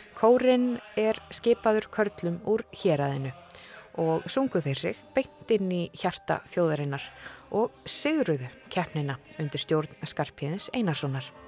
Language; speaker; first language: Icelandic; native; Icelandic